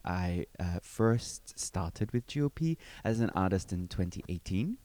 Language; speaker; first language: English; native; English